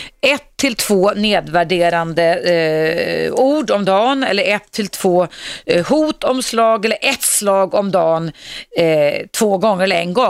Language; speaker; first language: Swedish; native; Swedish